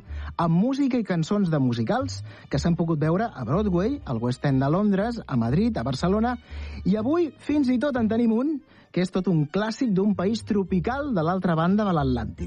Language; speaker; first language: Catalan; native; Catalan